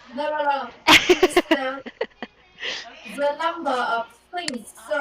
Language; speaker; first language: English; non-native, learner; Vietnamese